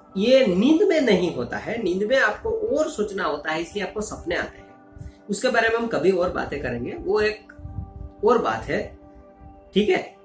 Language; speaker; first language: Hindi; non-native, local second language; Gujarati